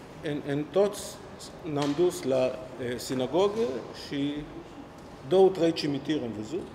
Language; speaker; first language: Romanian; early bilingual, heritage; Hebrew